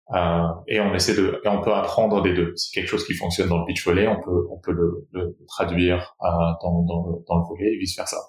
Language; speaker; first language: French; non-native, fluent; Portuguese